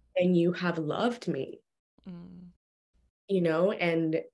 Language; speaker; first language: English; early bilingual, other home language; Spanish